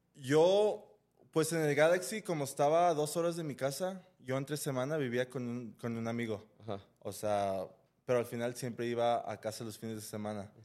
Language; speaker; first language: Spanish; early bilingual, heritage; Spanish